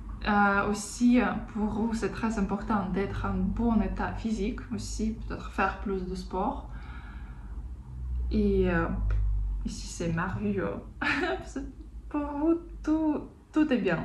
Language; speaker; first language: French; non-native, fluent; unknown